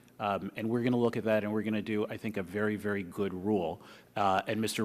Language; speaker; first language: English; native; English